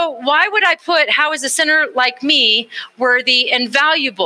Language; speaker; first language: English; native; English